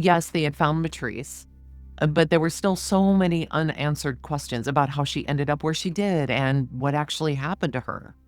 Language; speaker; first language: English; native; English